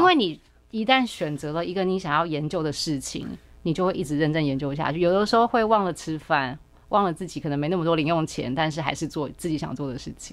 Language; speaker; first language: Chinese; native; Chinese